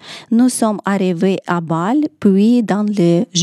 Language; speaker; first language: French; non-native, learner; Ukrainian